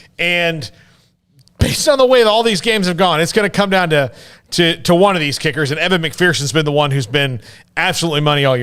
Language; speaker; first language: English; native; English